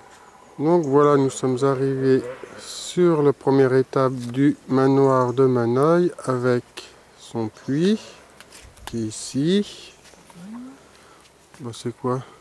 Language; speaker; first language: French; native; French